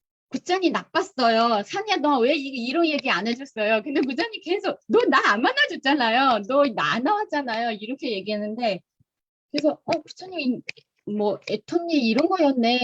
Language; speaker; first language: Korean; non-native, fluent; Chinese